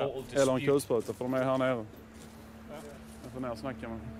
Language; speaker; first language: Swedish; native; Swedish